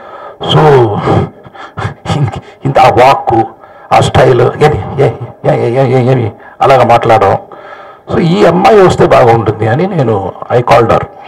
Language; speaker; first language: Telugu; non-native, fluent; Tamil